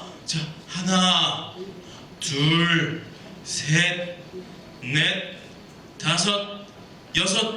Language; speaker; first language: Korean; native; Korean